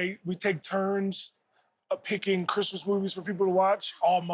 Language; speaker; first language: English; native; English